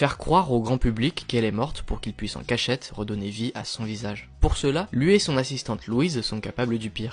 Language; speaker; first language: French; native; French